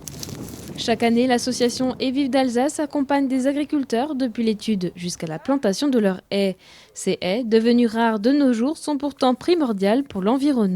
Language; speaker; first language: French; native; French